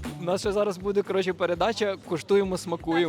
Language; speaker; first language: Ukrainian; native; Ukrainian